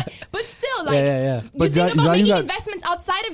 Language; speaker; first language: English; native; English